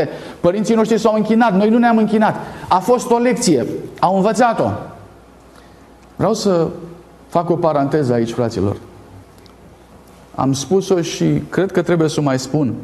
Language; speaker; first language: Romanian; native; Romanian